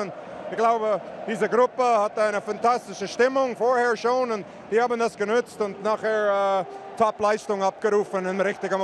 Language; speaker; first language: German; non-native, fluent; English